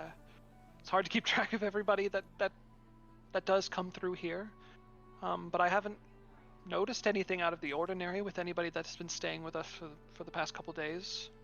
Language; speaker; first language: English; native; English